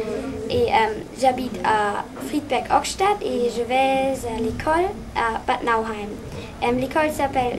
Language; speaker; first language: French; non-native, learner; German